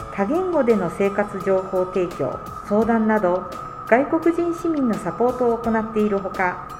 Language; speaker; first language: Japanese; native; Japanese